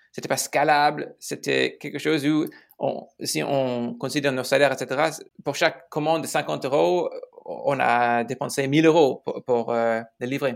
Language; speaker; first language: French; non-native, fluent; English